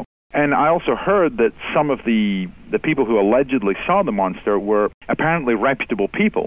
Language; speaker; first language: English; native; English